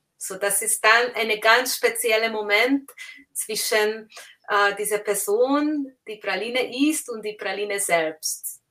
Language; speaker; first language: German; non-native, fluent; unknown